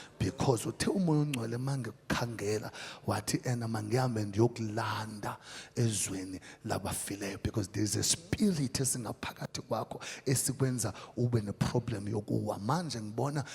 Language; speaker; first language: Zulu; non-native, local second language; Xhosa